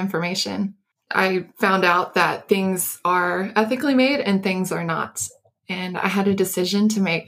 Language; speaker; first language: English; native; English